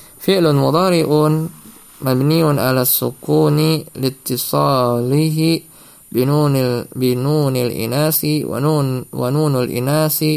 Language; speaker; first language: Arabic; non-native, fluent; Indonesian